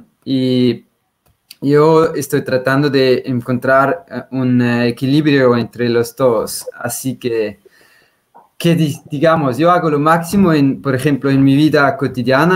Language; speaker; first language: Spanish; non-native, fluent; Swiss German